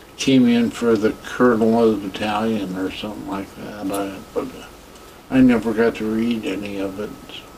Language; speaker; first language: English; native; English